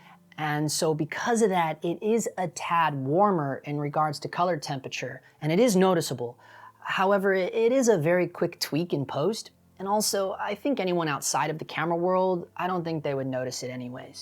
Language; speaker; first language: English; native; English